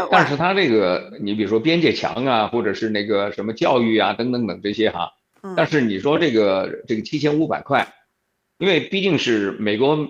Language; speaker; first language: Chinese; native; Chinese